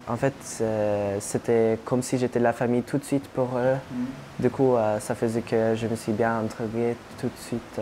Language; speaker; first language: French; non-native, fluent; Norwegian